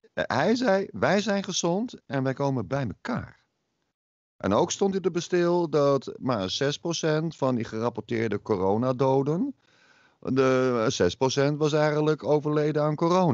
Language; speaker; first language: Dutch; native; Dutch